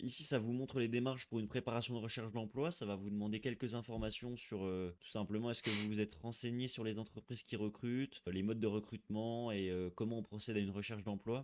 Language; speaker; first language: French; native; French